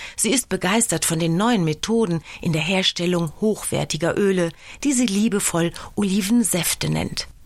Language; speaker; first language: German; native; German